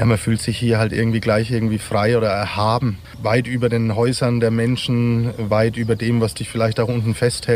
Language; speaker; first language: German; native; German